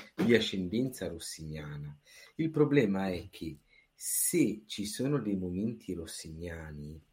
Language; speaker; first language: Italian; native; Italian